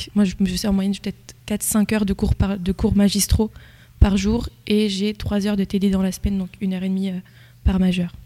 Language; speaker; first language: French; native; French